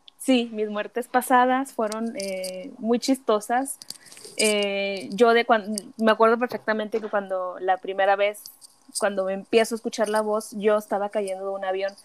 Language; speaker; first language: Spanish; native; Spanish